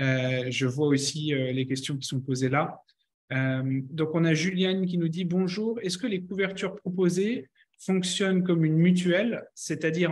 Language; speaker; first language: French; native; French